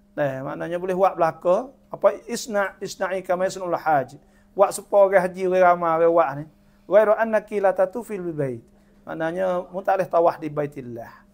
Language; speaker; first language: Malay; native; Malay